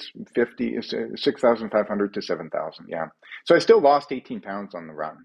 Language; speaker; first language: English; native; English